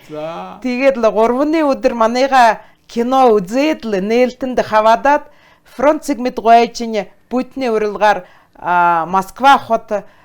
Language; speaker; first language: Mongolian; non-native, local second language; Buriat